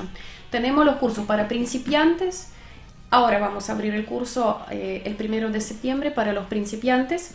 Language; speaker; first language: Spanish; non-native, fluent; Russian